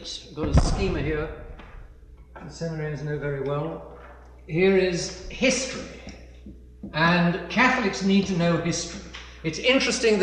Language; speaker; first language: English; native; English